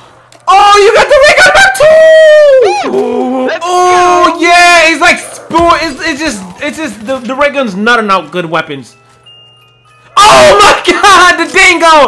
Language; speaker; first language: English; native; English